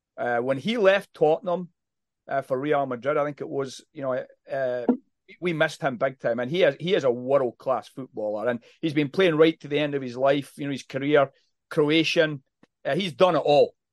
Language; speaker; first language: English; native; English